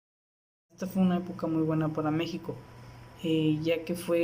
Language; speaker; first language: Spanish; native; Spanish